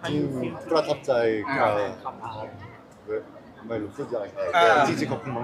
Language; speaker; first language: Thai; non-native, learner; Korean